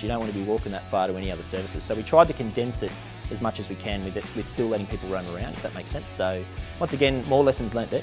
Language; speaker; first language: English; native; English